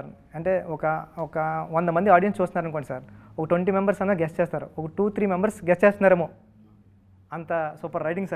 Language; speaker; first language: Telugu; native; Telugu